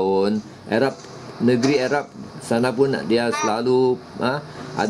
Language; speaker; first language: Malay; non-native, local second language; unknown